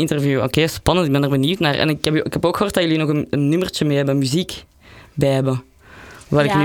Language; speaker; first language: Dutch; native; Dutch